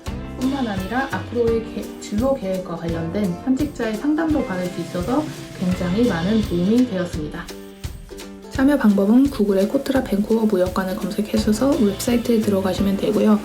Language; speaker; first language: Korean; native; Korean